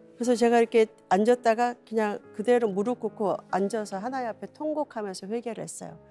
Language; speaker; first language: Korean; native; Korean